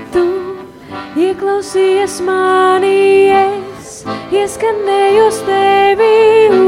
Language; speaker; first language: English; non-native, fluent; Latvian